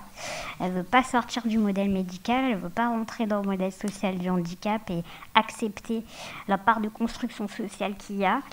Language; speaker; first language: French; native; French